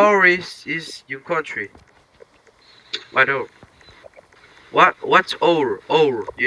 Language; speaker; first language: English; non-native, learner; Spanish